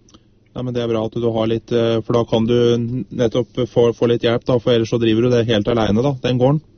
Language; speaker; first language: Norwegian; native; Norwegian